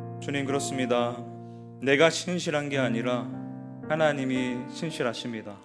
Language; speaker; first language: Korean; native; Korean